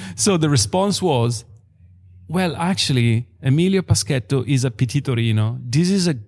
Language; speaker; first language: English; non-native, fluent; Italian